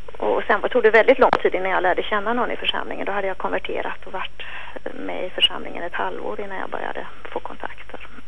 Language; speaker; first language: Swedish; native; Swedish